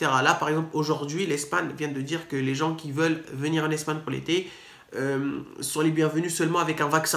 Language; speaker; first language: French; native; French